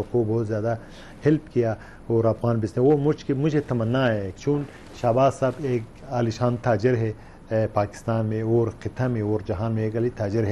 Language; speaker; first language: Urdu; non-native, learner; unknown